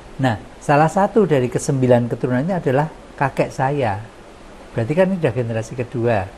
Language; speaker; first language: Indonesian; non-native, local second language; Javanese